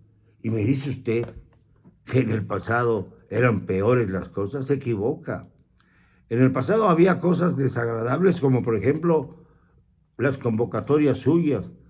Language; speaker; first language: Spanish; native; Spanish